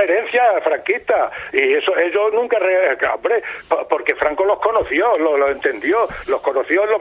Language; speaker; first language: Spanish; native; Spanish